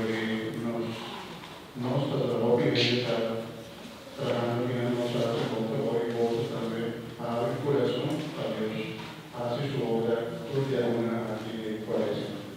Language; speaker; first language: Spanish; non-native, learner; Papiamento